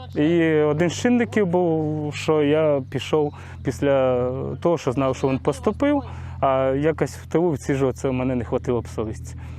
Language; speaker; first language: Ukrainian; non-native, local second language; Russian